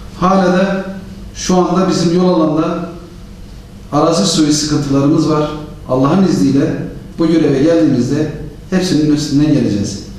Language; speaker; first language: Turkish; non-native, local second language; Kurdish